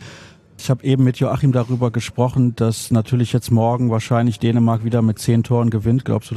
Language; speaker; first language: German; native; German